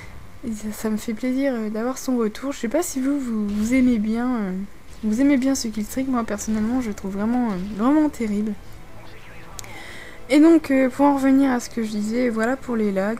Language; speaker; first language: French; native; French